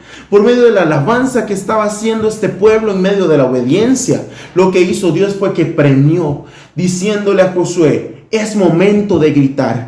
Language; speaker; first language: Spanish; native; Spanish